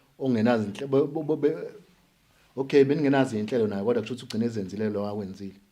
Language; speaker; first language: Zulu; native; Zulu